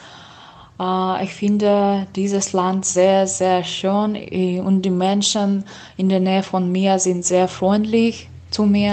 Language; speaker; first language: German; non-native, learner; Russian